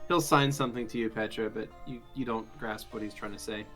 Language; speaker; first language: English; native; English